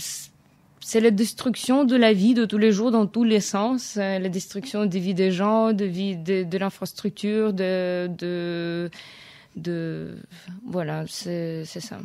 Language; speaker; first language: French; non-native, fluent; Ukrainian